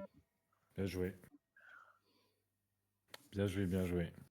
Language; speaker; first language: French; native; French